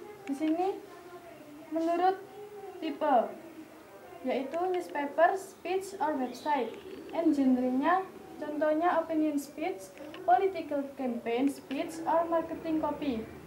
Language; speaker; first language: English; non-native, learner; Indonesian